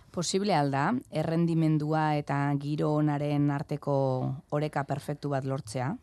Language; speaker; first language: Basque; native; Basque